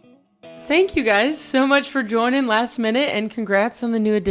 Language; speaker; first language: English; native; English